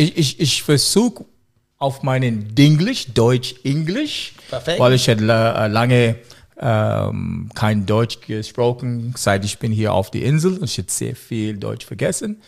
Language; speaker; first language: German; non-native, learner; English